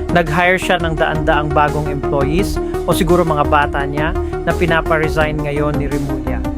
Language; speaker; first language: Filipino; native; Filipino